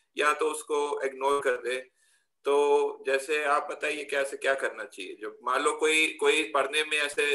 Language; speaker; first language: Hindi; non-native, local second language; Gujarati